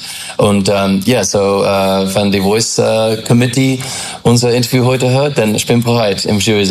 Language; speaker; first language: German; non-native, learner; English